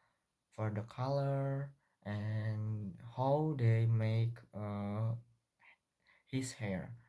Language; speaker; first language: English; non-native, learner; Indonesian